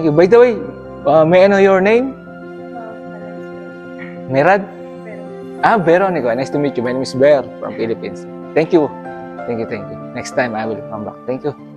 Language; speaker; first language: English; non-native, learner; Filipino